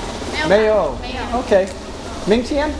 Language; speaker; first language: Chinese; non-native, learner; English